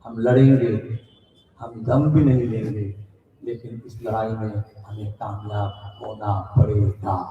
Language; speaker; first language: Hindi; non-native, local second language; Bangla